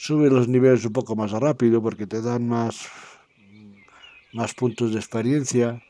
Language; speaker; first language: Spanish; native; Spanish